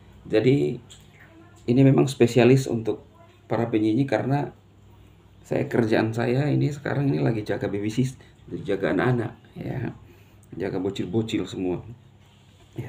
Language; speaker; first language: Indonesian; native; Indonesian